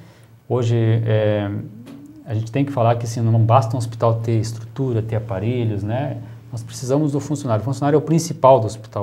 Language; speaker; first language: Portuguese; native; Portuguese